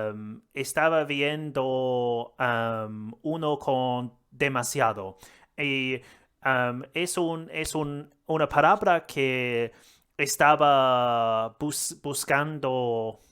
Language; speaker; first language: Spanish; non-native, learner; English